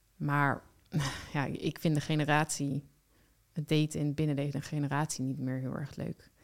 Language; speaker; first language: Dutch; native; Dutch